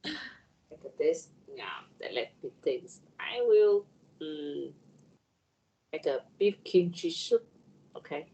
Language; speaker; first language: English; non-native, learner; Vietnamese